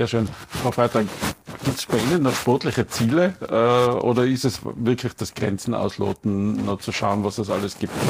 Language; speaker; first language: German; native; German